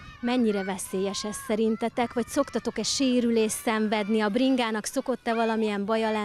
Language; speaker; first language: Hungarian; native; Hungarian